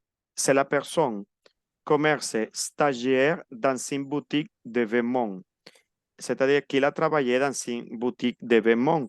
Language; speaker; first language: French; non-native, fluent; Spanish